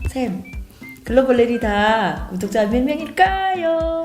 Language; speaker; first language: Korean; non-native, fluent; Vietnamese